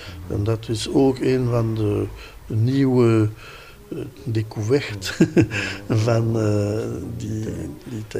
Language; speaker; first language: Dutch; non-native, local second language; French